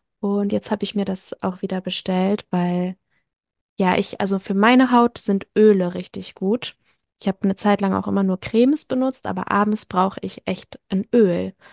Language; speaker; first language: German; early bilingual, other home language; French